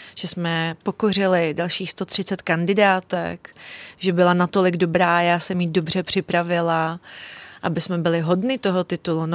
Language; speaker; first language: Czech; early bilingual, other home language; Russian